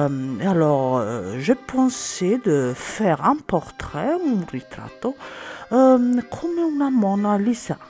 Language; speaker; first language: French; non-native, learner; Italian